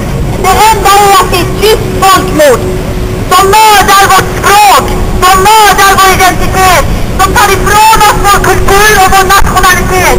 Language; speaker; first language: Swedish; non-native, fluent; Azerbaijani